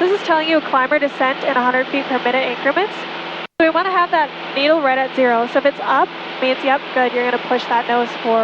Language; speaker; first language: English; native; English